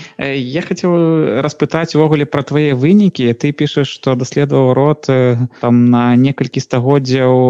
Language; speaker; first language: Belarusian; non-native, local second language; Russian